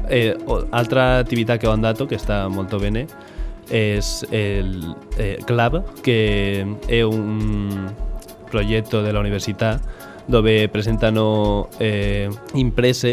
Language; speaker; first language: Italian; non-native, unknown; Spanish